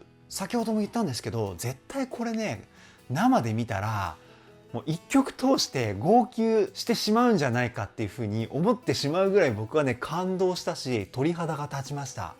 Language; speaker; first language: Japanese; native; Japanese